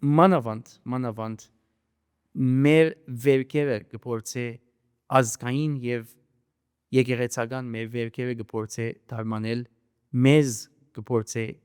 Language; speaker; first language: Armenian; early bilingual, heritage; Armenian